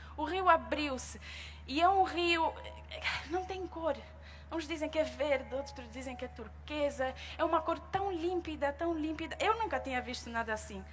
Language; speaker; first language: Portuguese; native; Portuguese